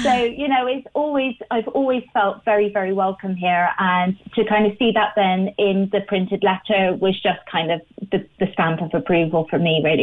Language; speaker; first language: English; native; English